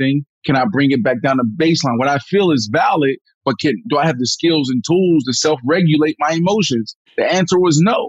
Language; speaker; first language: English; native; English